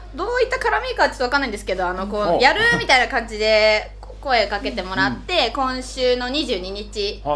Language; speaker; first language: Japanese; native; Japanese